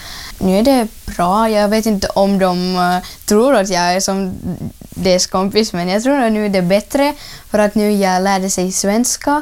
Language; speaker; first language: Swedish; early bilingual, other home language; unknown